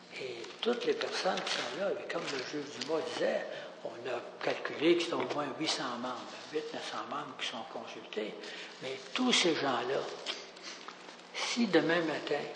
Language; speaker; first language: French; native; French